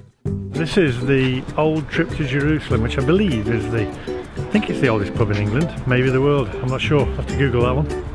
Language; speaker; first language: English; native; English